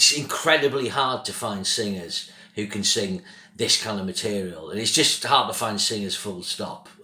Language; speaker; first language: English; native; English